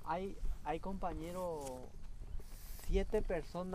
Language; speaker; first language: Spanish; non-native, local second language; Guarani